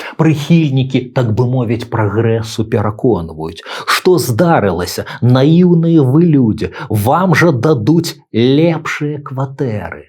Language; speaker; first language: Belarusian; native; Belarusian